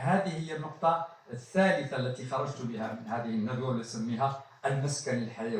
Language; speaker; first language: Arabic; native; Arabic